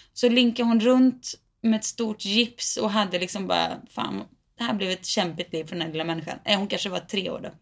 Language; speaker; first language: Swedish; native; Swedish